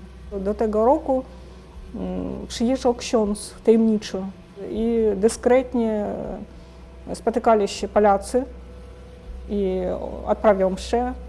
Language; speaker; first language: Polish; non-native, fluent; Russian